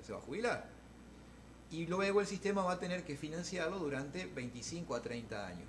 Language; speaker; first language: Spanish; native; Spanish